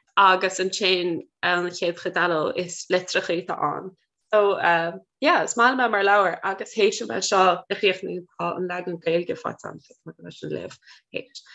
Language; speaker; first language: Irish; native; Irish